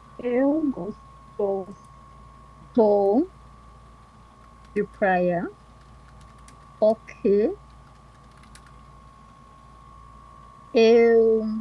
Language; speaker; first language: Portuguese; non-native, learner; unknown